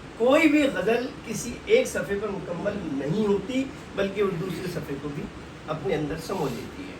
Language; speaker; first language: Urdu; native; Urdu